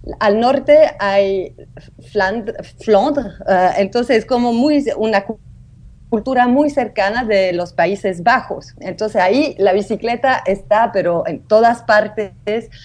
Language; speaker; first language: Spanish; early bilingual, heritage; French